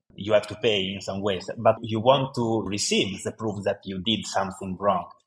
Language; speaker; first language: English; non-native, fluent; Italian